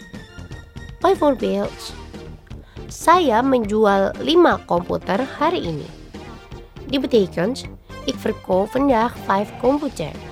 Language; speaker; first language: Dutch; non-native, fluent; Indonesian